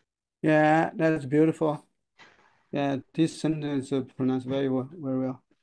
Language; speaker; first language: English; non-native, learner; Chinese